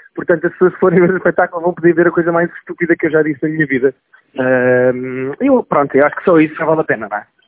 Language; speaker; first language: Portuguese; native; Portuguese